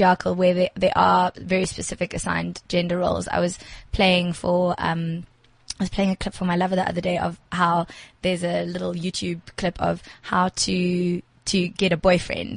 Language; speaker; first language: English; native; English